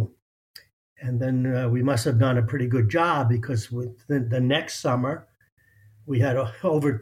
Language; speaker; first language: English; native; English